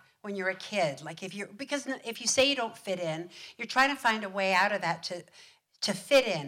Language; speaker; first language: English; native; English